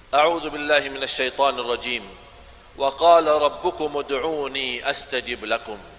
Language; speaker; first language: Malay; non-native, fluent; Arabic